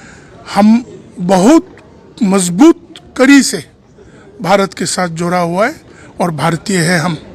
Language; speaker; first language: Hindi; non-native, local second language; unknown